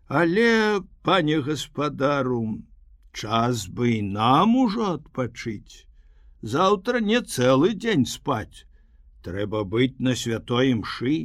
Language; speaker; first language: Belarusian; native; Belarusian